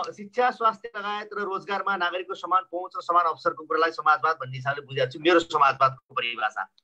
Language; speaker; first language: Nepali; native; Nepali